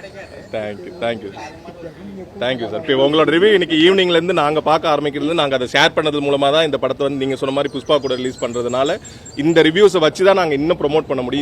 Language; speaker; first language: Tamil; native; Tamil